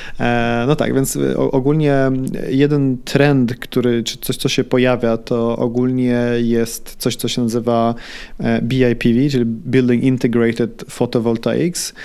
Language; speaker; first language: Polish; early bilingual, heritage; Polish